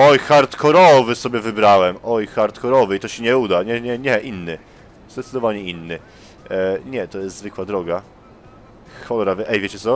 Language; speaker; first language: Polish; native; Polish